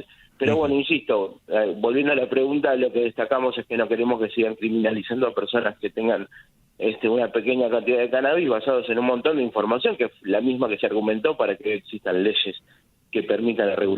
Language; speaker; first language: Spanish; native; Spanish